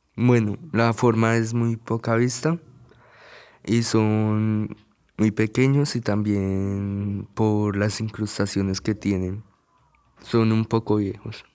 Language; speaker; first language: Spanish; native; Spanish